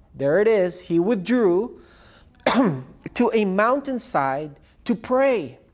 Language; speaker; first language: English; early bilingual, other home language; Filipino